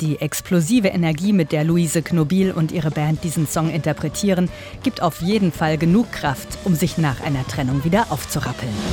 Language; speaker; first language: German; native; German